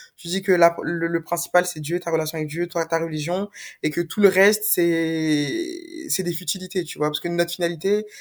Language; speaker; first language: French; native; French